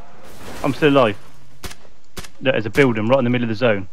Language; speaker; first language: English; native; English